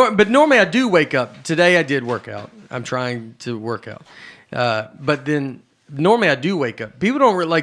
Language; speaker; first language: English; native; English